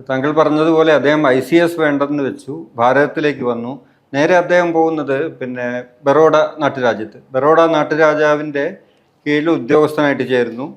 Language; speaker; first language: Malayalam; native; Malayalam